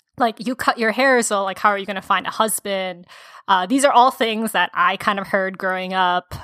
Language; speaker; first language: English; early bilingual, other home language; Korean